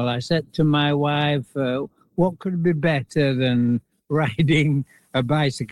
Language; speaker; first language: English; native; English